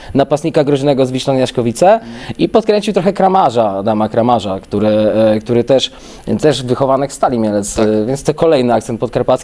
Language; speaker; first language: Polish; native; Polish